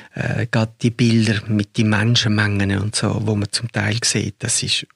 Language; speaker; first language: German; native; German